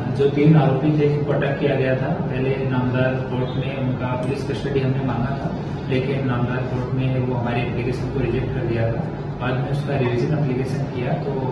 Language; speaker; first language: Hindi; non-native, local second language; Gujarati